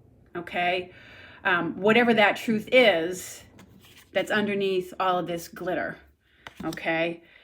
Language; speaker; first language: English; native; English